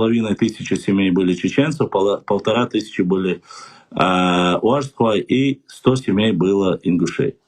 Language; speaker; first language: Russian; non-native, local second language; Chechen